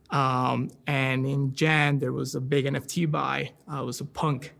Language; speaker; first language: English; non-native, fluent; Spanish